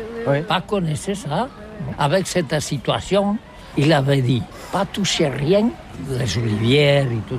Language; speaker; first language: French; non-native, learner; Catalan